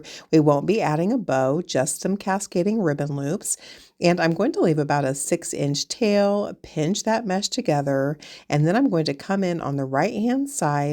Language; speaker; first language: English; native; English